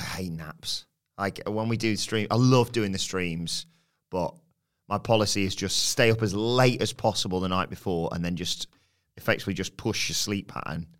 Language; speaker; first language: English; native; English